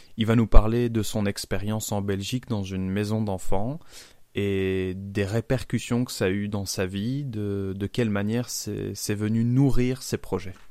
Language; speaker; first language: French; native; French